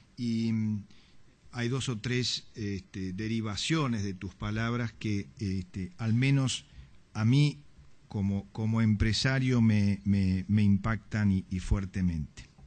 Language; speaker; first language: Spanish; native; Spanish